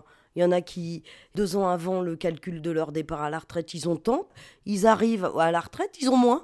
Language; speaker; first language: French; native; French